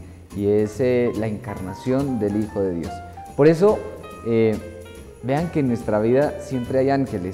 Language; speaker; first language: Spanish; native; Spanish